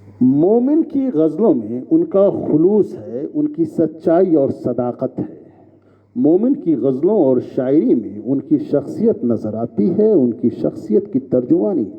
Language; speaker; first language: Urdu; native; Urdu